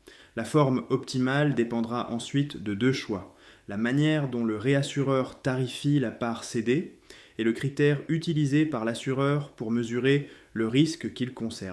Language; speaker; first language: French; native; French